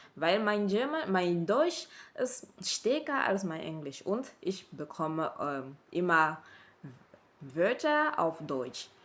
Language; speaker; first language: German; non-native, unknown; French